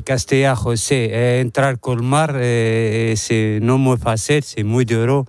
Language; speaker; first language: Spanish; non-native, learner; Arabic